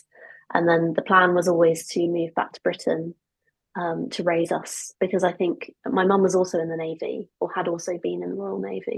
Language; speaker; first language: English; native; English